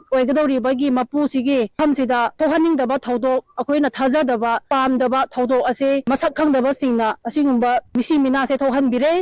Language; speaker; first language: Manipuri; non-native, local second language; Rongmei Naga